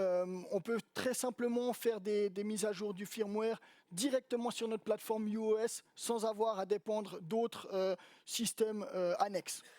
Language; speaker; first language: French; native; French